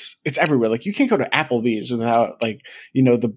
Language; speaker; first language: English; native; English